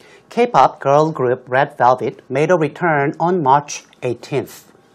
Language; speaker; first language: English; non-native, fluent; Korean